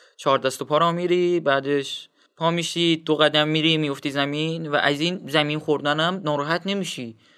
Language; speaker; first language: Persian; non-native, local second language; Azerbaijani